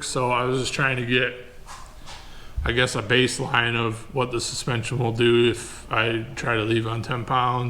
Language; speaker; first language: English; native; English